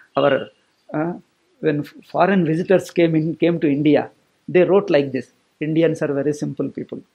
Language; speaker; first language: English; non-native, local second language; Kannada